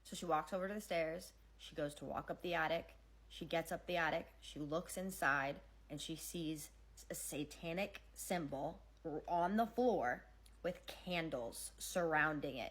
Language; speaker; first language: English; native; English